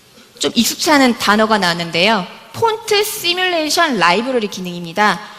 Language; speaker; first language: Korean; native; Korean